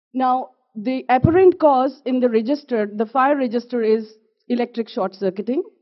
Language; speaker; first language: English; non-native, local second language; Kashmiri